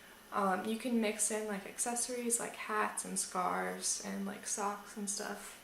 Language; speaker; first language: English; native; English